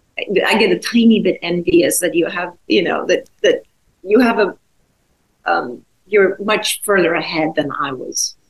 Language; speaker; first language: English; non-native, fluent; Czech